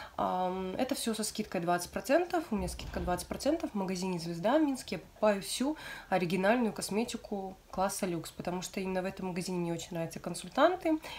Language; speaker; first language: Russian; native; Russian